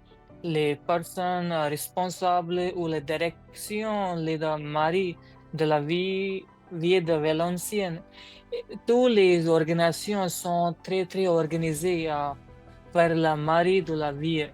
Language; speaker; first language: French; non-native, learner; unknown